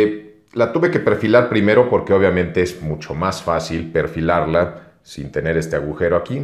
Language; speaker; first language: Spanish; native; Spanish